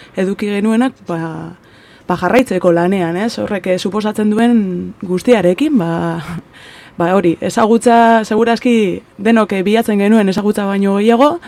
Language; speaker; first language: Basque; non-native, local second language; Spanish